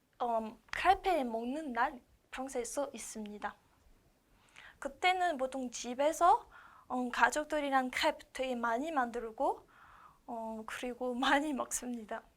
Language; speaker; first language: Korean; non-native, learner; French